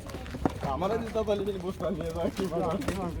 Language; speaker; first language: Hindi; non-native, local second language; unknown